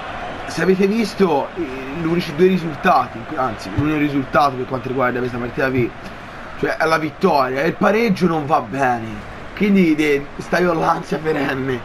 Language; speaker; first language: Italian; native; Italian